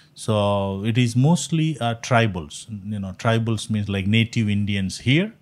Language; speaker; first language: English; non-native, local second language; Konkani